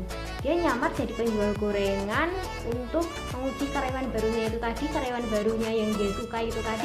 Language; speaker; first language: Indonesian; native; Indonesian